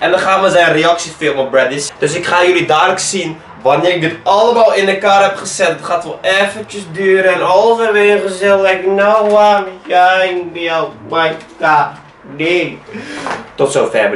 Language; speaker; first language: Dutch; native; Dutch